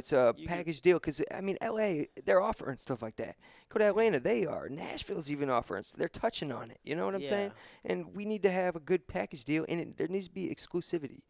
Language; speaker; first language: English; native; English